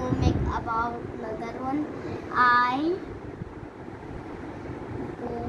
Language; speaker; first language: English; non-native, learner; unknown